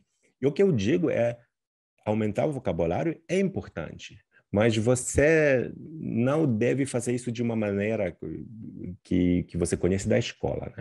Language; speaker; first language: Portuguese; non-native, fluent; Polish